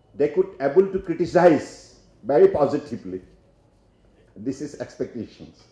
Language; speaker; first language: English; non-native, local second language; Assamese